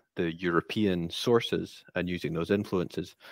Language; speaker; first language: English; native; English